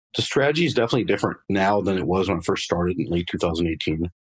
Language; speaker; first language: English; non-native, fluent; French